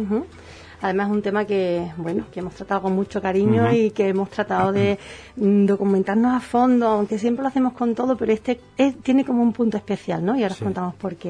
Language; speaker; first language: Spanish; native; Spanish